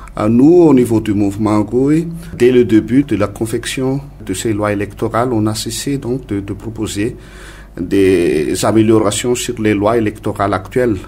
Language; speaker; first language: French; non-native, local second language; Malagasy